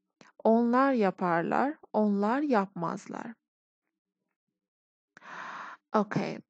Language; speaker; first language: Turkish; non-native, fluent; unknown